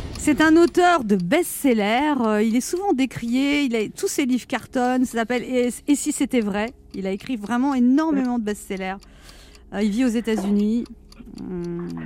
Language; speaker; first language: French; native; French